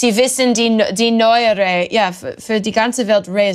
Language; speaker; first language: German; non-native, learner; English